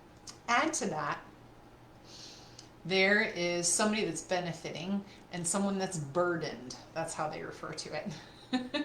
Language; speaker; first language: English; native; English